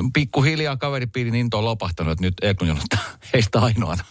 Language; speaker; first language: Finnish; early bilingual, other home language; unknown